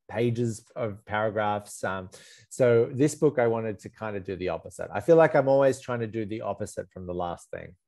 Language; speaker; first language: English; native; English